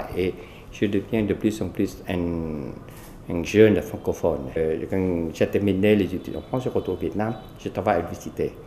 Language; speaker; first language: French; non-native, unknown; Vietnamese